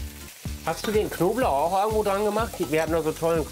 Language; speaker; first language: German; native; German